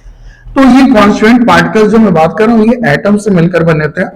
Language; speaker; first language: Hindi; native; Hindi